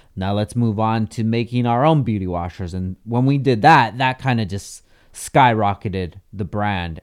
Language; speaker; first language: English; native; English